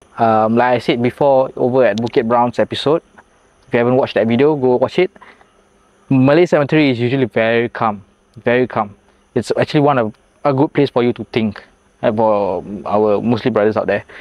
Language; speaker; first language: English; non-native, local second language; Malay